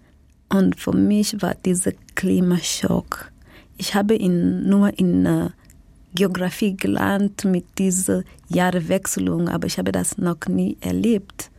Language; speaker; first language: German; non-native, learner; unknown